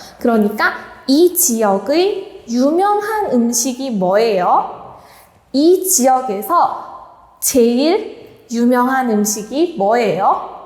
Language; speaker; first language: Korean; native; Korean